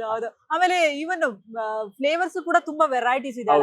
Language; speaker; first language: Kannada; native; Kannada